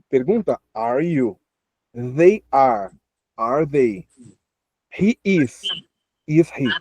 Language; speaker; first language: English; non-native, fluent; Portuguese